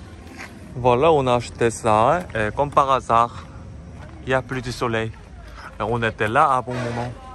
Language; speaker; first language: French; non-native, fluent; Korean